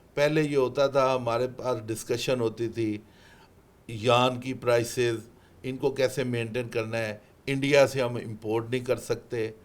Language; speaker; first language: Urdu; non-native, local second language; Punjabi